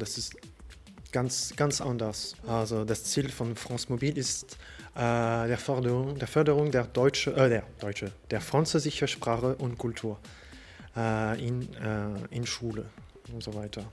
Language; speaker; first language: German; non-native, fluent; French